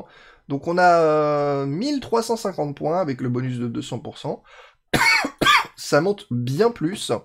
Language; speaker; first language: French; native; French